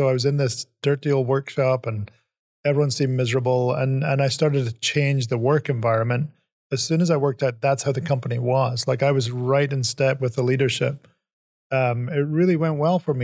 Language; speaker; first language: English; native; English